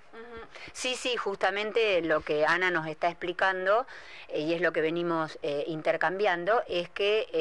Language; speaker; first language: Spanish; native; Spanish